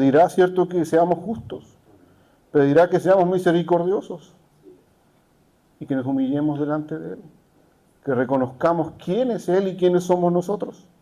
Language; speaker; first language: Spanish; native; Spanish